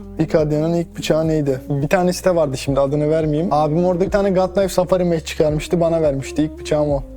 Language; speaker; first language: Turkish; native; Turkish